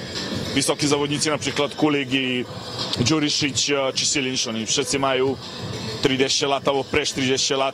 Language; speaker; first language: Polish; non-native, fluent; Serbian